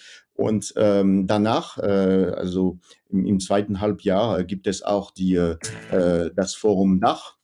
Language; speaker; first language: German; non-native, fluent; French